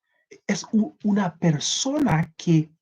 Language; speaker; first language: Spanish; non-native, learner; Haitian Creole